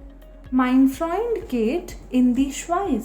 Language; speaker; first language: German; non-native, fluent; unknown